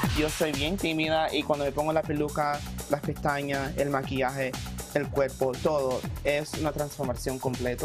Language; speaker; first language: Spanish; early bilingual, heritage; Spanish